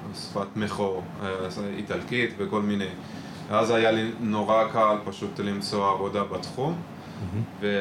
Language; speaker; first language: Hebrew; non-native, fluent; Italian